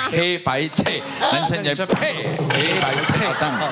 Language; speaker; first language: Chinese; native; Chinese